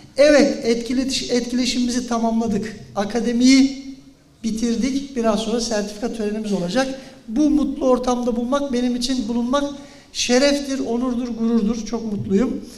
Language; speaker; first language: Turkish; native; Turkish